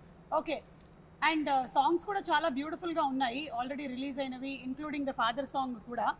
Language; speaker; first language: Telugu; native; Telugu